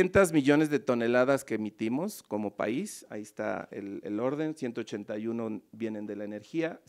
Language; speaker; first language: Spanish; native; Spanish